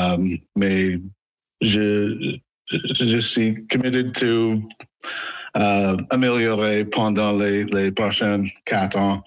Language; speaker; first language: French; non-native, local second language; English